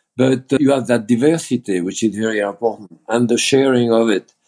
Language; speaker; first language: English; non-native, fluent; French